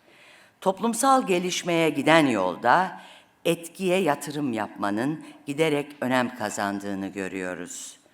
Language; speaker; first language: Turkish; native; Turkish